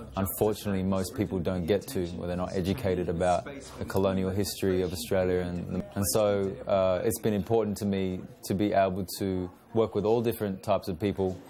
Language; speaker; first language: English; native; English